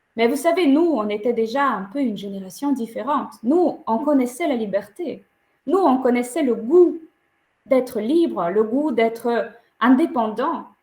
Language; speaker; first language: French; non-native, fluent; Ukrainian